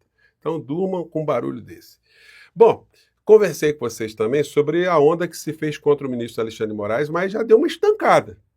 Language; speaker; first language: Portuguese; native; Portuguese